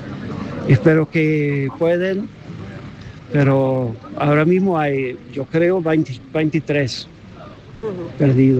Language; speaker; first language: Spanish; non-native, fluent; English